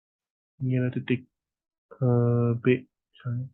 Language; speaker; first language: Indonesian; native; Indonesian